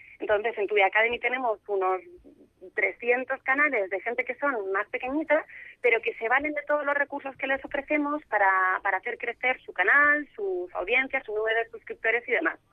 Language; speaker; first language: Spanish; native; Spanish